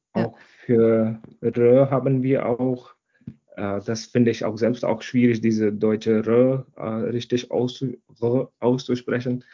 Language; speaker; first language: German; non-native, fluent; Hindi